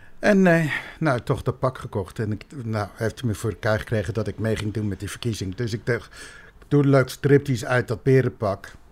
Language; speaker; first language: Dutch; native; Dutch